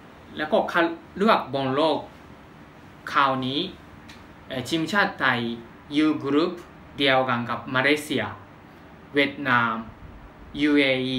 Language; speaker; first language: Thai; non-native, fluent; Japanese